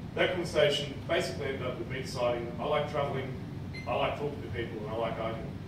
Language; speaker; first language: English; native; English